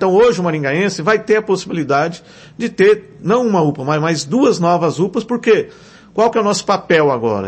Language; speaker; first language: Portuguese; native; Portuguese